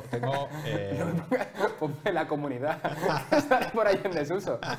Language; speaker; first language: Spanish; native; Spanish